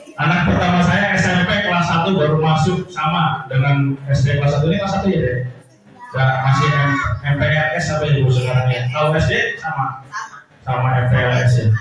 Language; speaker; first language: Indonesian; non-native, local second language; Sundanese